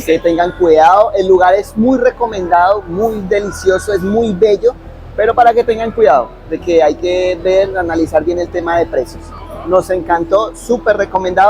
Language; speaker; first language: Spanish; native; Spanish